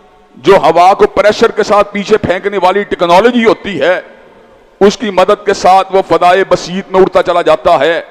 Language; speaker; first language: Urdu; native; Urdu